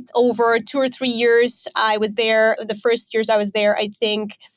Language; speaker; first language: English; non-native, fluent; Romanian